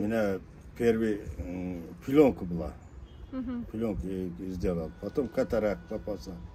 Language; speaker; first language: Russian; non-native, local second language; Kazakh